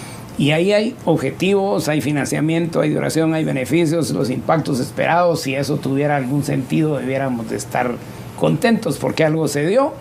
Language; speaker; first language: Spanish; native; Spanish